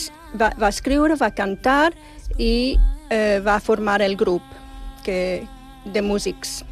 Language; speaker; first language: Catalan; non-native, fluent; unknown